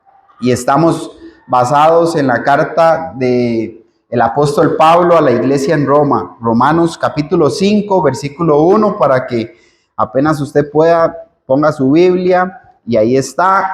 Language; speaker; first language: Spanish; native; Spanish